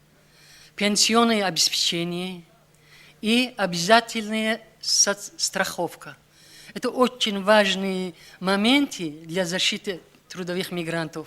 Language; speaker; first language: Russian; non-native, local second language; Tajik